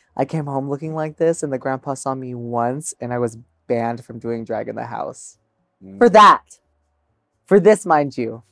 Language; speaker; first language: English; native; English